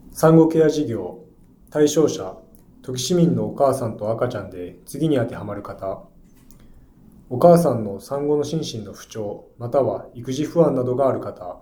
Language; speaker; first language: Japanese; native; Japanese